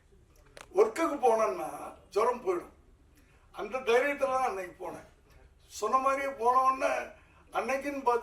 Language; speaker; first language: Tamil; native; Tamil